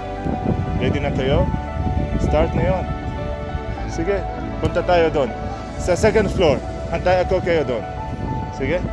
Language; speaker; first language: Filipino; non-native, learner; Arabic